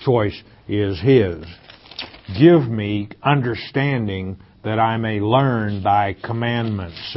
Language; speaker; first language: English; native; English